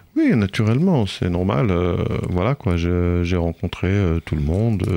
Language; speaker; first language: French; non-native, fluent; Hebrew